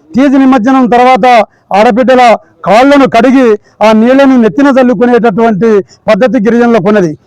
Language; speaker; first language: Telugu; non-native, local second language; Lambadi